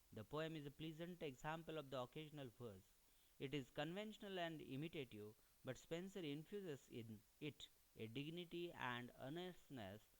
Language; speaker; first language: English; non-native, local second language; Marathi